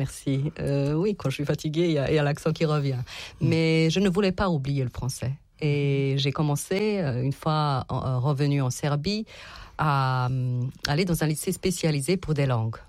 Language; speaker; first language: French; non-native, fluent; Serbian